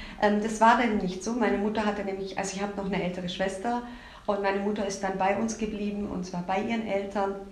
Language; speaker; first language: German; early bilingual, other home language; Turkish